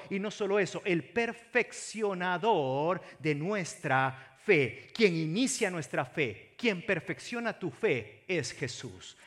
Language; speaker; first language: Spanish; native; Spanish